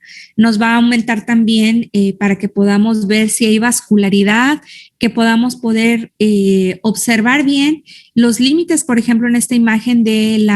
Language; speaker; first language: Spanish; native; Spanish